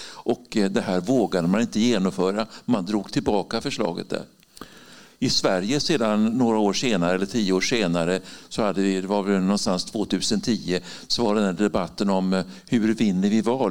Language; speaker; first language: Swedish; native; Swedish